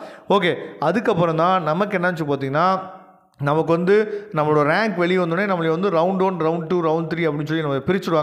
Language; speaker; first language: Tamil; native; Tamil